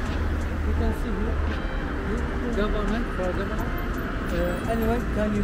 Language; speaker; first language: English; non-native, learner; Turkish